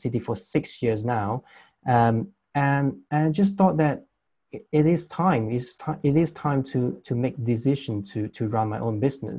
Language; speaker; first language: English; non-native, local second language; Chinese